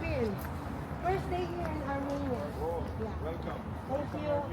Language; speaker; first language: English; non-native, local second language; Filipino